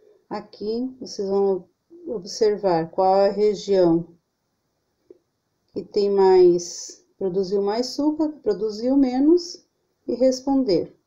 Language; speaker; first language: Portuguese; native; Portuguese